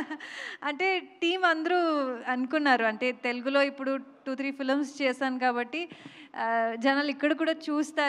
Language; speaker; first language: Telugu; non-native, local second language; Kannada